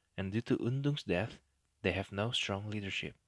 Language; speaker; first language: English; non-native, fluent; Indonesian